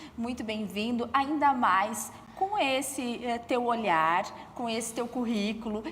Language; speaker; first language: Portuguese; native; Portuguese